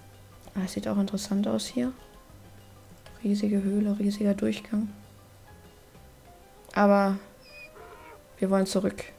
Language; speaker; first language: German; native; German